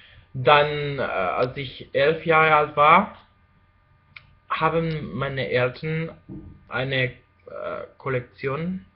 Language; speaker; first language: German; non-native, fluent; Spanish